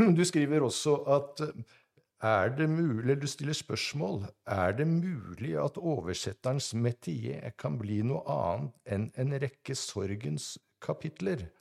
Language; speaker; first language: Norwegian; native; Norwegian